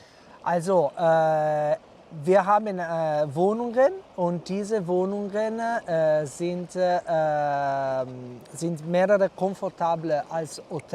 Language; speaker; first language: German; non-native, fluent; Italian